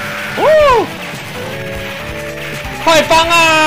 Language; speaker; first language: Chinese; native; Chinese